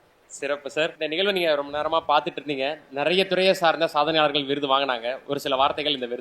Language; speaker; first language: Tamil; native; Tamil